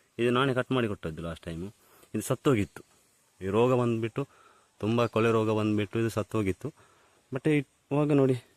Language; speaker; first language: Kannada; non-native, local second language; Tulu